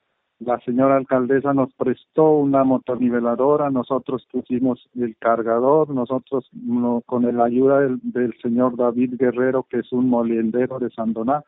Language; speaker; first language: Spanish; native; Spanish